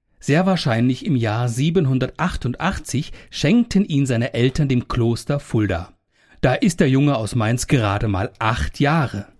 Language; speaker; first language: German; native; German